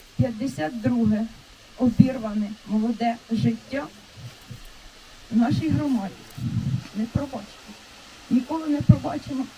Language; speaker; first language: Ukrainian; native; Ukrainian